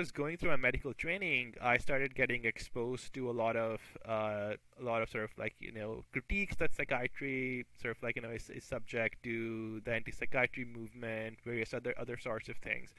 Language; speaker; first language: English; non-native, local second language; Urdu